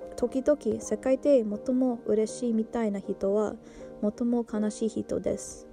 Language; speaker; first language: Japanese; non-native, learner; English